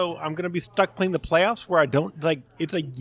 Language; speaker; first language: English; native; English